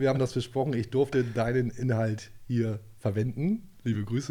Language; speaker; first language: German; native; German